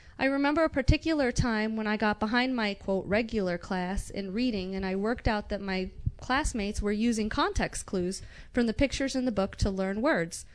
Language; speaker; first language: English; non-native, local second language; Arabic